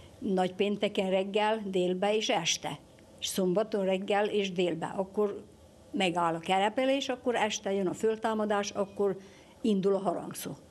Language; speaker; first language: Hungarian; native; Hungarian